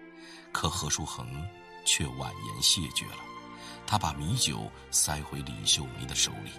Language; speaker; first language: Chinese; native; Chinese